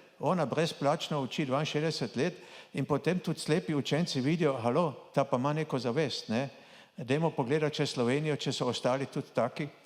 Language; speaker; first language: Slovenian; native; Slovenian